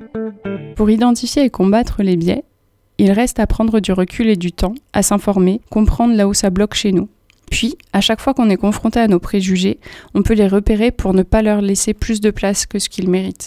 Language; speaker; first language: French; native; French